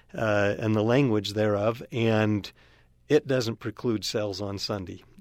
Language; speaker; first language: English; native; English